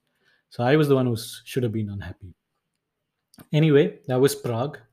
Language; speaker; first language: English; non-native, local second language; Tamil